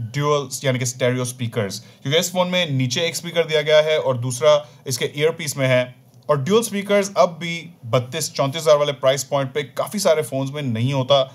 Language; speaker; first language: Urdu; native; Urdu